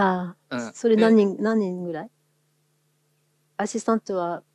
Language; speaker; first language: Japanese; non-native, fluent; French